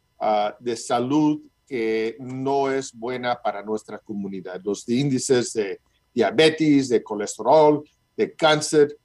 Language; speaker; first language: Spanish; early bilingual, heritage; Spanish